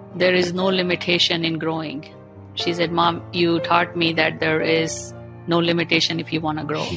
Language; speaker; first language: English; non-native, local second language; Punjabi